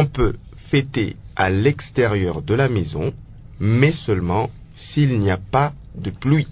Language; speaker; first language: French; non-native, local second language; Lingala